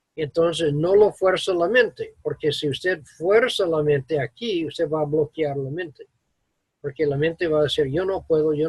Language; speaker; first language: Spanish; non-native, fluent; English